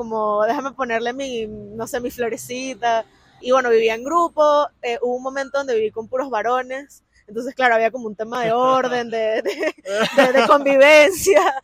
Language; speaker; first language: Spanish; native; Spanish